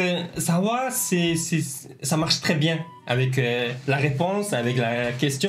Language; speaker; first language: French; non-native, learner; Mongolian